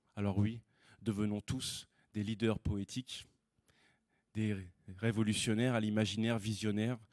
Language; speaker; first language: French; native; French